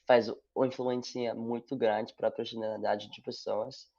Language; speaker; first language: Portuguese; non-native, learner; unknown